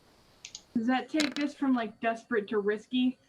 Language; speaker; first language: English; native; English